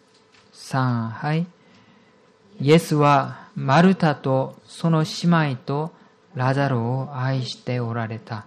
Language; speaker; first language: Japanese; non-native, fluent; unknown